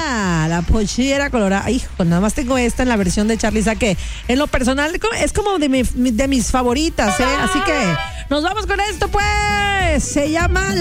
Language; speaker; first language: Spanish; native; Spanish